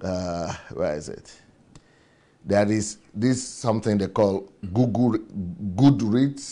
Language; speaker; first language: English; non-native, local second language; Yoruba